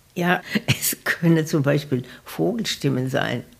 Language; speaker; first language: German; native; German